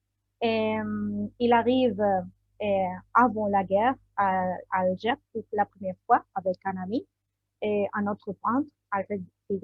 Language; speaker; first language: French; non-native, learner; Spanish